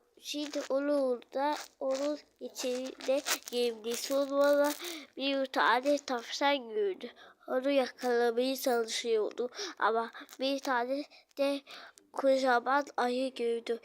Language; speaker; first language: Turkish; early bilingual, other home language; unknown